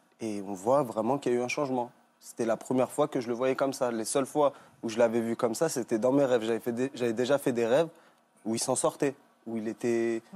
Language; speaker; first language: French; native; French